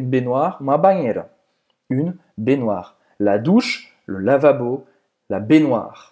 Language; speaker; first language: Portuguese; non-native, fluent; French